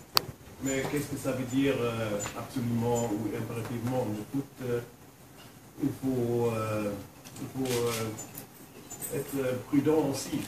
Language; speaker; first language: French; non-native, fluent; German